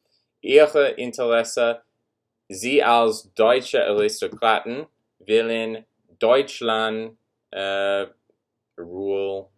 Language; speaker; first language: German; non-native, learner; English